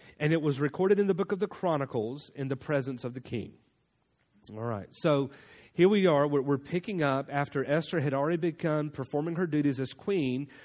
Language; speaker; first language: English; native; English